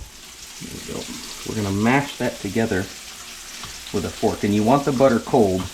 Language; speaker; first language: English; native; English